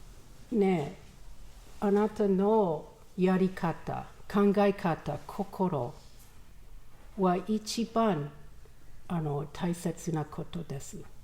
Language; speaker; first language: Japanese; non-native, learner; English